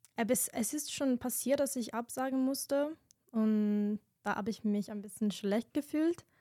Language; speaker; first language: German; non-native, fluent; Italian